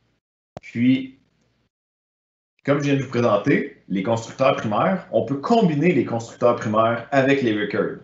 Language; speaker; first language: French; native; French